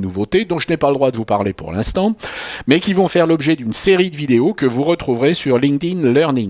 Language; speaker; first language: French; native; French